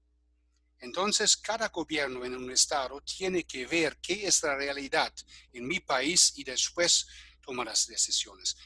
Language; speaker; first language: Spanish; non-native, fluent; German